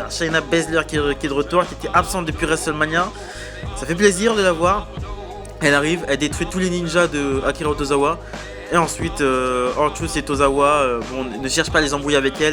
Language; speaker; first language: French; native; French